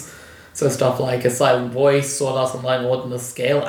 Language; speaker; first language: English; native; English